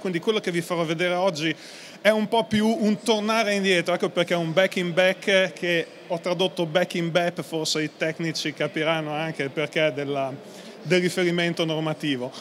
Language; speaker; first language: Italian; native; Italian